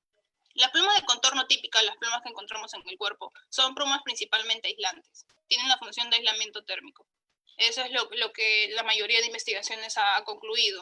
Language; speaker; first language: Spanish; native; Spanish